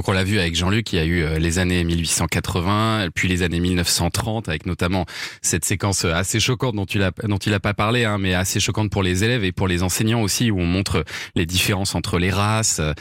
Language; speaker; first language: French; native; French